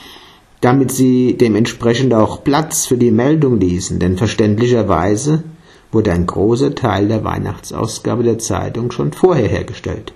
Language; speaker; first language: German; native; German